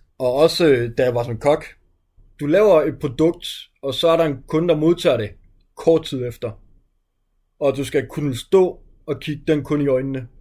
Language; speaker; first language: Danish; native; Danish